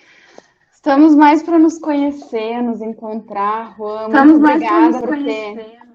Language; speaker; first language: Portuguese; native; Portuguese